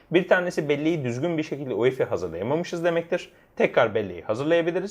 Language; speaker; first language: Turkish; native; Turkish